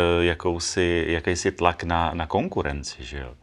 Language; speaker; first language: Czech; native; Czech